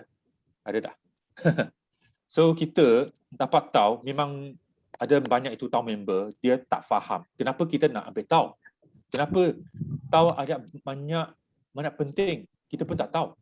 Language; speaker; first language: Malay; non-native, local second language; Chinese